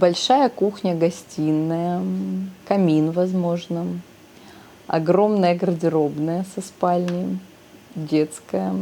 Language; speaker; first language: Russian; native; Russian